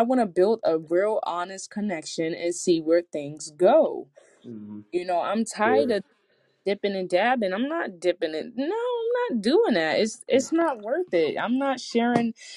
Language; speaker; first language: English; native; English